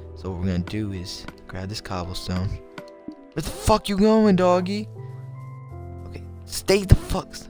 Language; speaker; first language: English; native; English